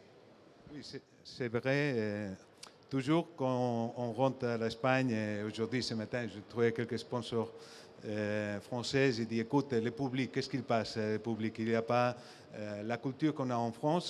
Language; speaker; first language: French; non-native, fluent; Spanish